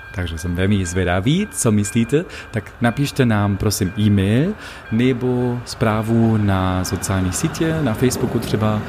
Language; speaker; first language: Czech; non-native, learner; German